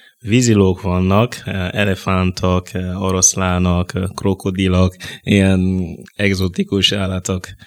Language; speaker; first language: Hungarian; non-native, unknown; Mossi